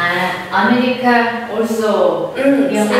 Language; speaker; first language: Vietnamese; non-native, learner; Korean